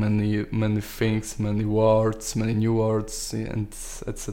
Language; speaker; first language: English; non-native, learner; Polish